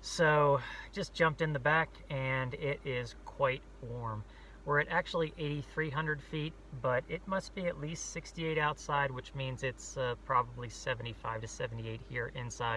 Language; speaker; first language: English; native; English